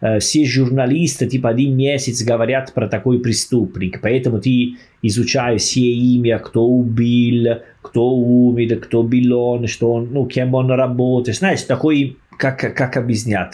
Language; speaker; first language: Russian; non-native, learner; Italian